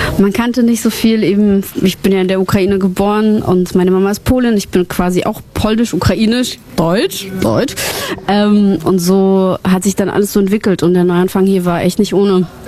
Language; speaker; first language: German; early bilingual, other home language; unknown